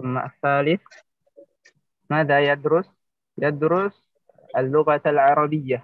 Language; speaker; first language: Arabic; non-native, learner; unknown